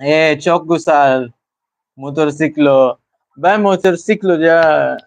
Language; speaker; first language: Turkish; non-native, learner; Filipino